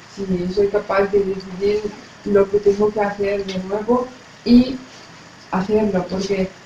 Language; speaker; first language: Spanish; non-native, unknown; Arabic